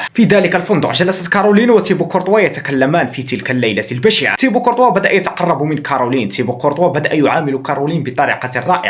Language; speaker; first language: Arabic; native; Arabic